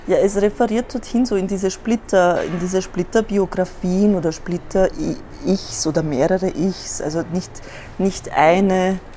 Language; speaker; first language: German; native; German